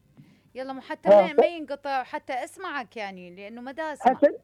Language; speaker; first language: Arabic; native; Arabic